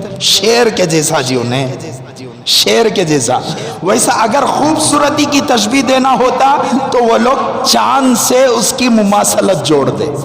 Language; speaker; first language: Urdu; native; Urdu